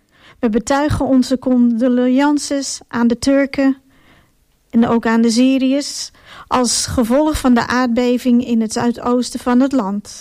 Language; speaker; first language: Dutch; non-native, fluent; Ukrainian